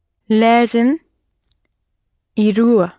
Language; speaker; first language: Arabic; non-native, learner; English